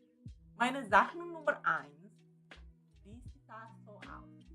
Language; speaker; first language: German; non-native, learner; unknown